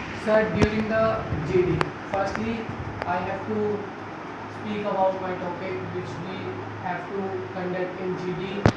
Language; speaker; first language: English; non-native, learner; Hindi